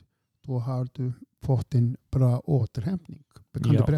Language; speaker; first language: Swedish; non-native, fluent; Icelandic